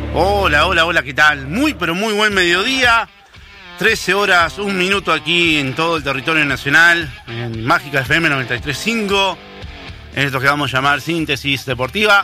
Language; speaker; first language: Spanish; native; Spanish